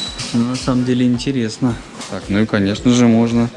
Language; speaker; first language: Russian; native; Russian